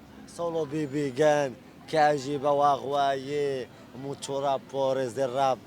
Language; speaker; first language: Spanish; non-native, learner; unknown